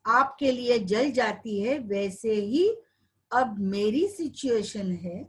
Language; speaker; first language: Hindi; non-native, local second language; Marathi